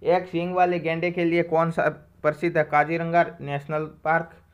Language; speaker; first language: Hindi; native; Hindi